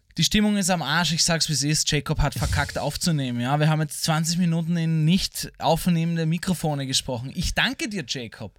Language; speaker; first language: German; native; German